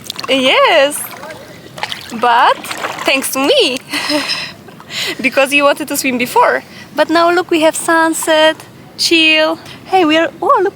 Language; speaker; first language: English; non-native, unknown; Polish